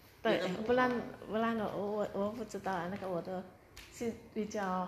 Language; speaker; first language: Chinese; non-native, fluent; Indonesian